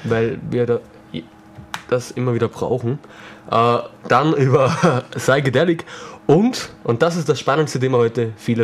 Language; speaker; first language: German; native; German